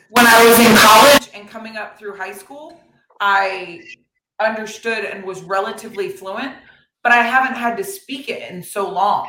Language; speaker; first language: English; native; English